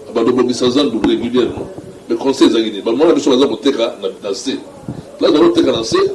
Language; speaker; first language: Lingala; native; Lingala